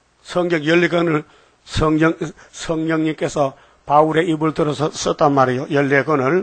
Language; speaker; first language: Korean; native; Korean